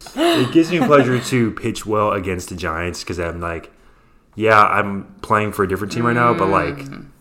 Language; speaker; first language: English; native; English